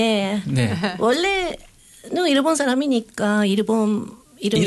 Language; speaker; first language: Korean; non-native, fluent; Japanese